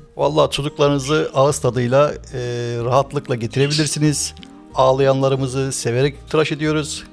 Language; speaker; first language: Turkish; native; Turkish